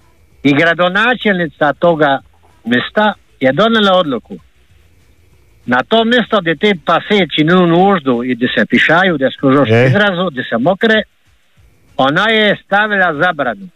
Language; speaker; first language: Serbian; native; Serbian